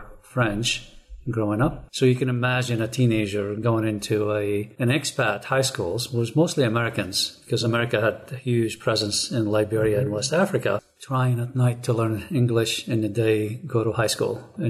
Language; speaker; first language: English; non-native, fluent; Arabic